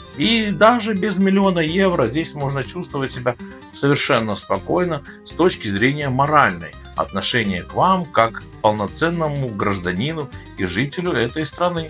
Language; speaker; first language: Russian; native; Russian